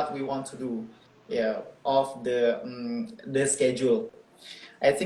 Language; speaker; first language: English; non-native, local second language; Indonesian